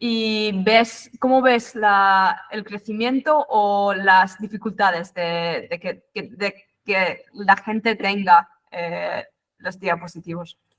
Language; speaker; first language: Spanish; non-native, fluent; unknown